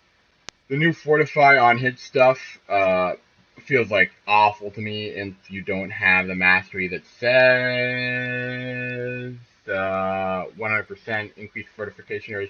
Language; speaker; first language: English; native; English